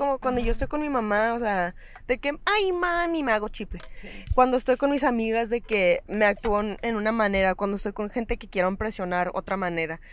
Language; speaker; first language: Spanish; early bilingual, heritage; Spanish